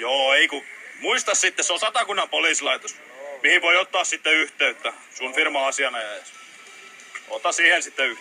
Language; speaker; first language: Finnish; native; Finnish